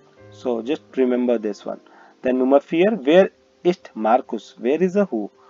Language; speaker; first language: English; non-native, local second language; Hindi